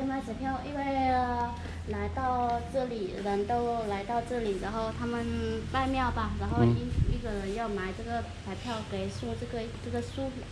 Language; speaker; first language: Chinese; non-native, learner; Vietnamese